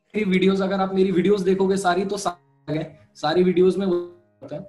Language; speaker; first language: Hindi; native; Hindi